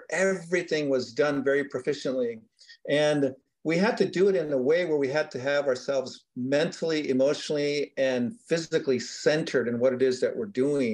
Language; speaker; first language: English; native; English